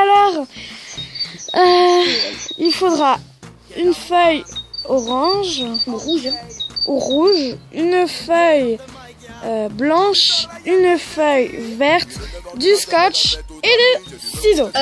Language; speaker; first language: French; native; French